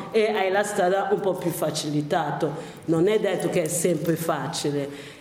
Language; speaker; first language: Italian; non-native, fluent; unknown